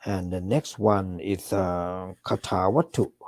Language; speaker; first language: English; non-native, fluent; Thai